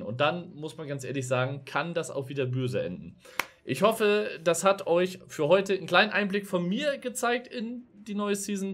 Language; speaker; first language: German; native; German